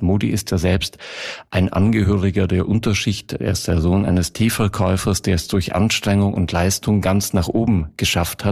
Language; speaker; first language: German; native; German